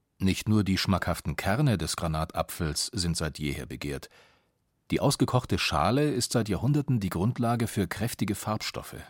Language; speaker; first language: German; native; German